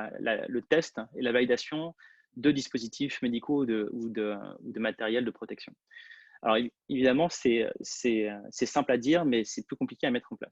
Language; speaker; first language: French; native; French